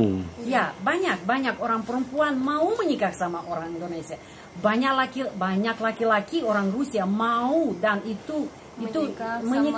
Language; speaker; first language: Indonesian; non-native, fluent; Russian